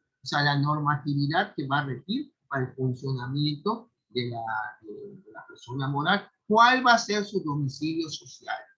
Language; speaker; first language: Spanish; native; Spanish